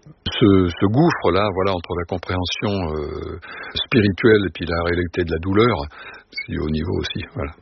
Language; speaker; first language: French; native; French